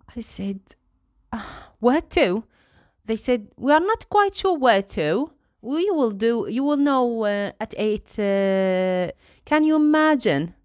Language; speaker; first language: English; non-native, fluent; Arabic